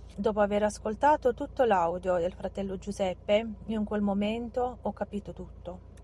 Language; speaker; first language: Italian; non-native, fluent; Romanian